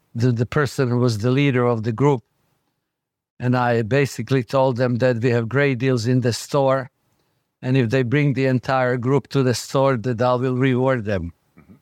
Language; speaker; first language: English; non-native, fluent; Slovak